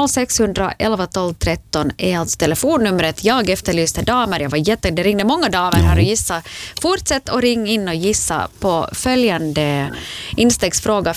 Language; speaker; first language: Swedish; native; Swedish